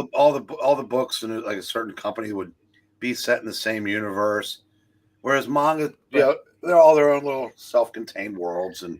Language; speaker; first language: English; native; English